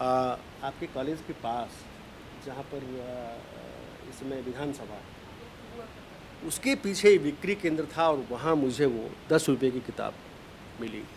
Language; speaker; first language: Hindi; native; Hindi